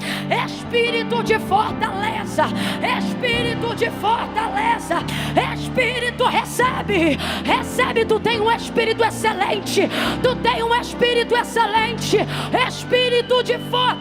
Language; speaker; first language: Portuguese; native; Portuguese